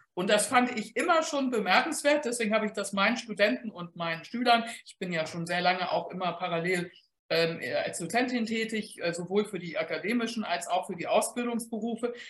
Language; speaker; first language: German; native; German